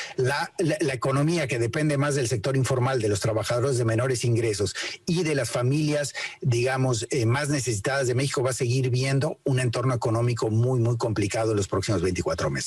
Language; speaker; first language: Spanish; native; Spanish